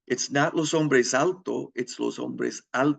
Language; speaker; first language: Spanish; non-native, fluent; English